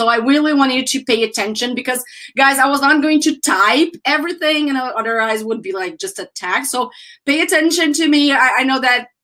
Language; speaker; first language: English; non-native, fluent; Portuguese